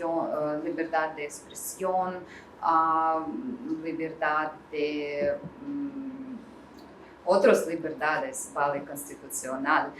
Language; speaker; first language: Spanish; non-native, learner; Russian